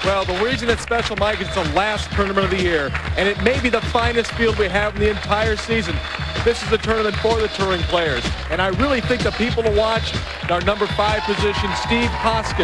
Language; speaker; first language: English; native; English